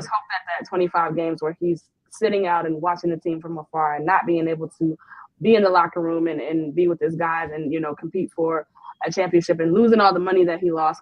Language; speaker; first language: English; native; English